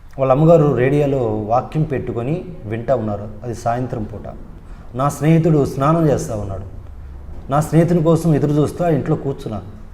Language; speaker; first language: Telugu; non-native, local second language; Urdu